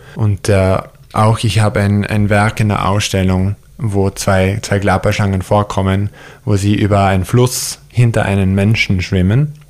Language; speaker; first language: German; early bilingual, heritage; German